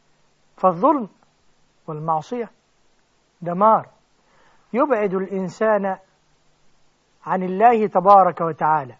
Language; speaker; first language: Arabic; native; Arabic